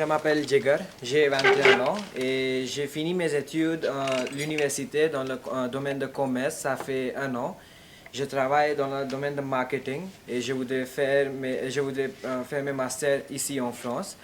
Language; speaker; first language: French; non-native, fluent; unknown